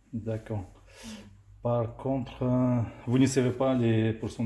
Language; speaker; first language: French; non-native, learner; Russian